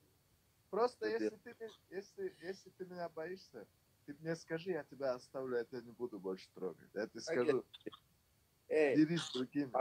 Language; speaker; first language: Russian; non-native, local second language; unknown